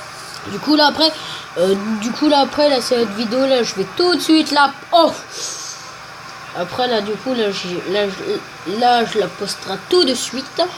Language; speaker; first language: French; native; French